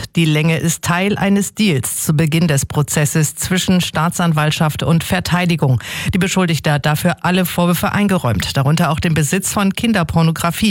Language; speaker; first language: German; native; German